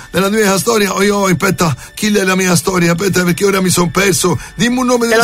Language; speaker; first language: Italian; native; Italian